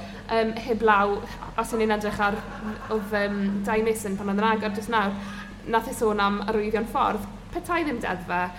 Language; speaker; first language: Welsh; native; Welsh